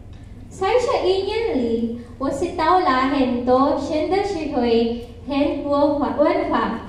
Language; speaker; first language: Chinese; non-native, learner; Filipino